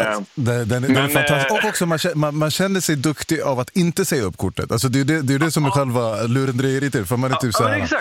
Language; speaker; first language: Swedish; native; Swedish